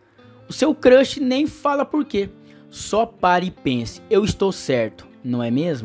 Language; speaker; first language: Portuguese; native; Portuguese